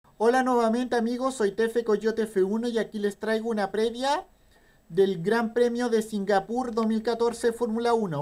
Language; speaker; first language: Spanish; native; Spanish